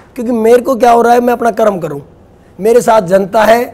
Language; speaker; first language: Hindi; native; Hindi